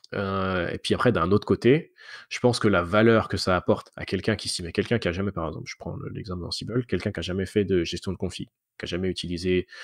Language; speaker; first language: French; native; French